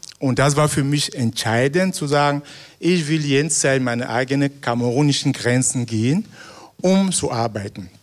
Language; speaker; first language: German; non-native, fluent; French